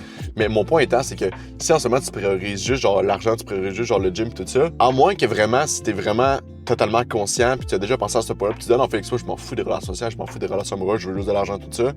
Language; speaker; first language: French; native; French